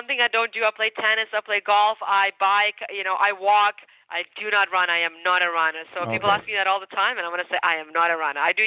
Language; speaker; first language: English; non-native, fluent; Ukrainian